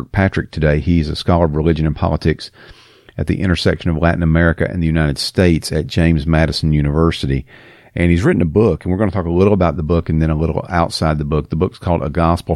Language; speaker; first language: English; native; English